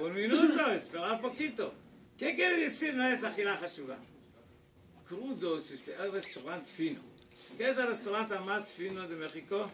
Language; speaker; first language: Spanish; non-native, learner; Hebrew